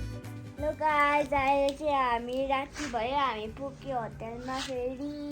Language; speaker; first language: Nepali; non-native, local second language; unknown